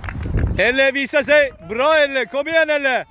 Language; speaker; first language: Swedish; non-native, fluent; Turkish